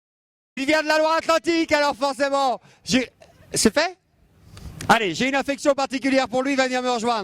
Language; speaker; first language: French; native; French